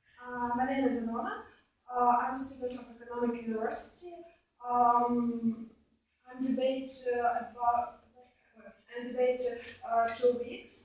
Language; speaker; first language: English; non-native, learner; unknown